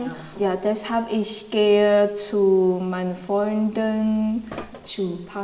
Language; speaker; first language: German; non-native, learner; English